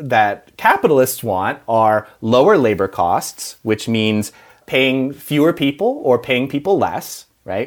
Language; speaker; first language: English; native; English